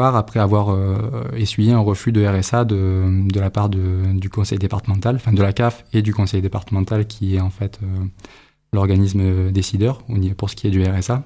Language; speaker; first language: French; native; French